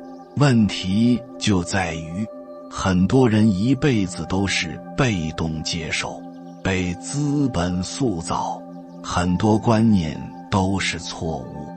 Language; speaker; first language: Chinese; native; Chinese